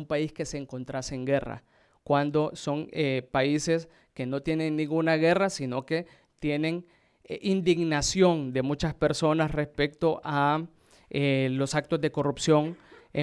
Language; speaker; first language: Spanish; native; Spanish